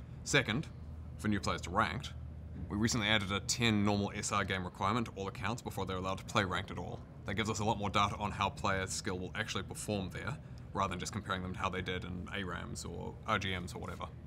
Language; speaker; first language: English; native; English